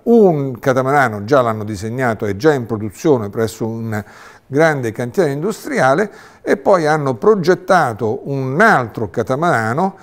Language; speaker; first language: Italian; native; Italian